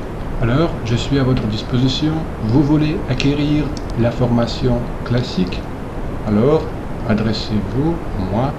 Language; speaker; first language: French; non-native, fluent; Russian